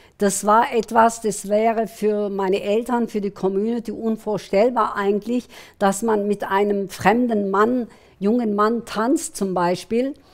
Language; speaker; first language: German; early bilingual, other home language; Kurdish